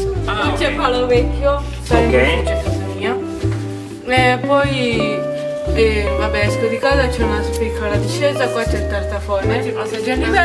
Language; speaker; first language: Italian; native; Italian